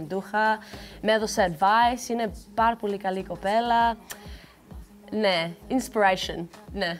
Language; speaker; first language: Greek; early bilingual, heritage; Greek